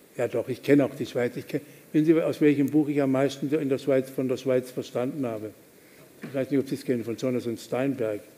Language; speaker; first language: German; native; German